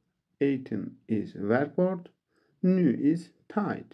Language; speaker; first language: Dutch; non-native, learner; Turkish